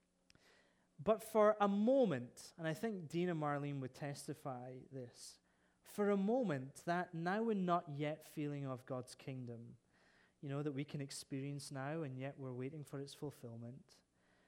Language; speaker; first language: English; native; English